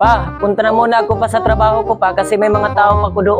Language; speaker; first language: Filipino; non-native, local second language; Cebuano